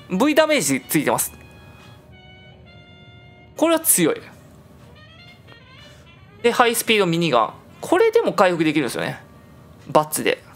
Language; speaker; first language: Japanese; native; Japanese